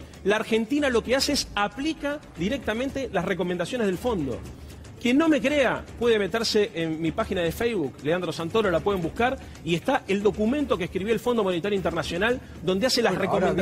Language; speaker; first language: Spanish; native; Spanish